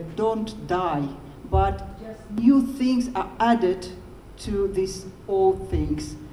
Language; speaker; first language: English; non-native, learner; Russian